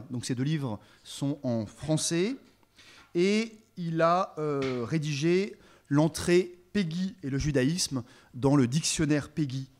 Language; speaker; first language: French; native; French